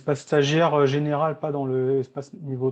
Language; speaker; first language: French; native; French